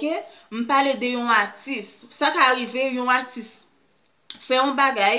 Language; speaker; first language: French; non-native, local second language; Haitian Creole